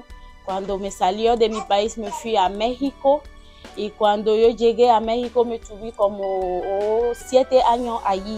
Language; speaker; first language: Spanish; non-native, learner; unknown